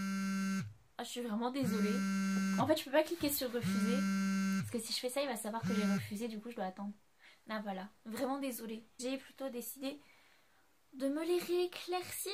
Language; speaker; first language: French; native; French